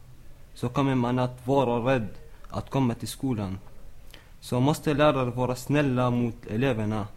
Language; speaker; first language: Swedish; non-native, learner; Arabic